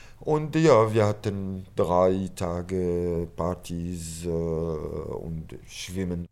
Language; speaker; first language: German; non-native, learner; Arabic